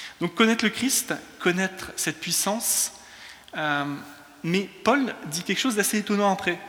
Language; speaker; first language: French; early bilingual, other home language; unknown